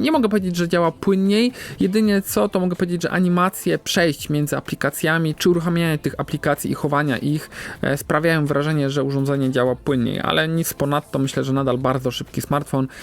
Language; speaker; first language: Polish; native; Polish